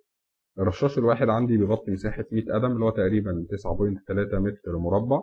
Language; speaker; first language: Arabic; native; Arabic